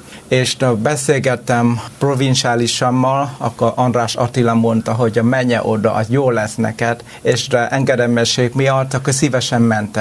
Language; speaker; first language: Hungarian; non-native, learner; Vietnamese